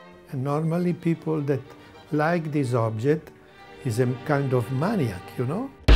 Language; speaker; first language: English; non-native, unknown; Italian